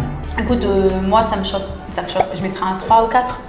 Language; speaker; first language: French; native; French